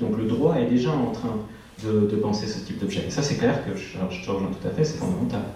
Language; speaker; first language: French; native; French